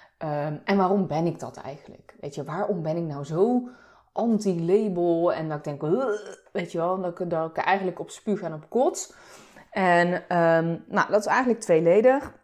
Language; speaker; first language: Dutch; early bilingual, other home language; Turkish